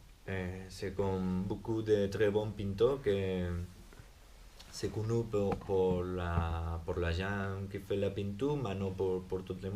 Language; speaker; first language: French; non-native, learner; Spanish